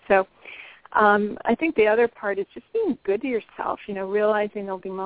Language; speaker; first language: English; native; English